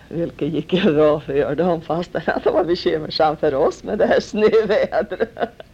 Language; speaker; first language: Swedish; native; Swedish